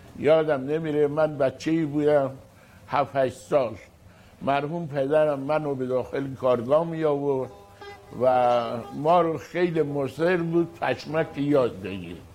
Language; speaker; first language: Persian; native; Persian